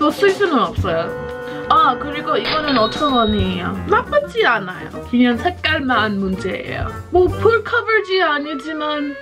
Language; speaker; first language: Korean; non-native, learner; English